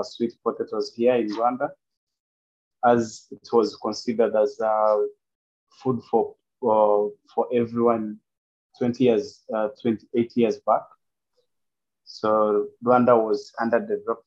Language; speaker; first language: English; non-native, local second language; Kinyarwanda